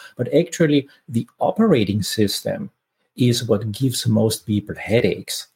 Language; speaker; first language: English; non-native, fluent; German